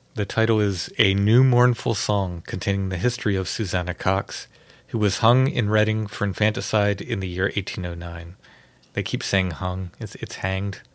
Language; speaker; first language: English; native; English